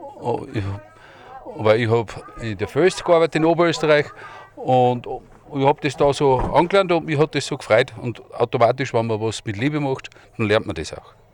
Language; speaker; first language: German; native; German